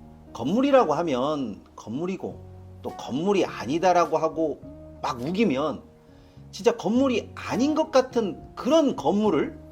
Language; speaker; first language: Korean; native; Korean